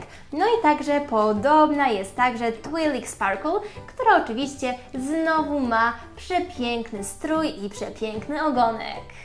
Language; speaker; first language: Polish; native; Polish